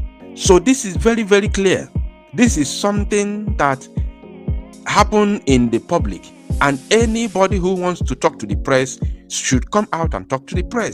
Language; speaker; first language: English; non-native, local second language; Igbo